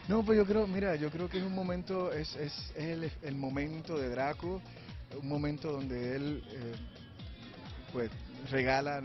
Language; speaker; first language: Spanish; native; Spanish